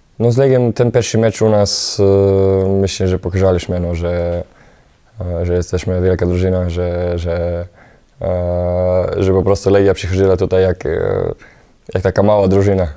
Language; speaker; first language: Polish; non-native, fluent; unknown